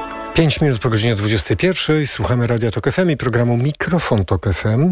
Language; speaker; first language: Polish; native; Polish